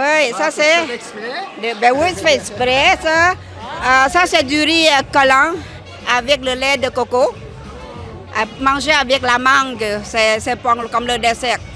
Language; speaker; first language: French; non-native, fluent; Lao